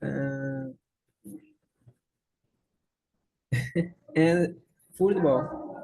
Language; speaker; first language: English; non-native, learner; Portuguese